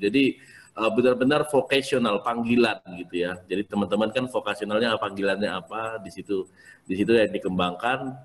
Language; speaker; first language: Indonesian; native; Indonesian